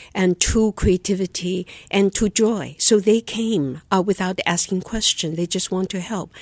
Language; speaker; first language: English; non-native, fluent; Chinese